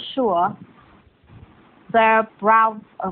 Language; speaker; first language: English; non-native, learner; Vietnamese